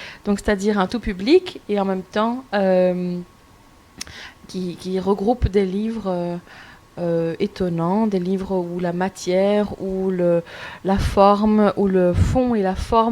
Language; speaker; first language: French; native; French